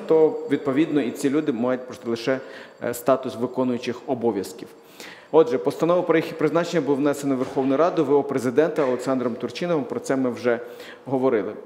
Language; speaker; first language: Ukrainian; native; Ukrainian